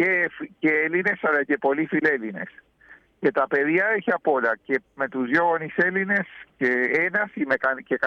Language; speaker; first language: Greek; early bilingual, heritage; Spanish